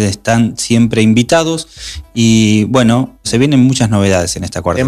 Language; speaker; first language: Spanish; native; Spanish